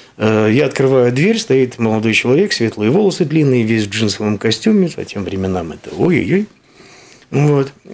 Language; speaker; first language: Russian; native; Russian